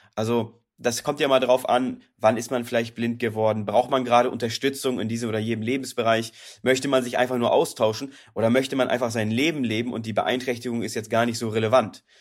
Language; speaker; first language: German; native; German